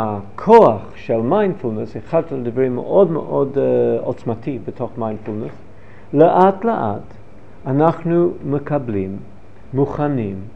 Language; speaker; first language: Hebrew; non-native, fluent; English